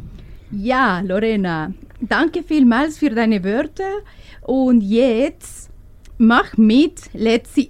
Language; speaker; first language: German; non-native, learner; Spanish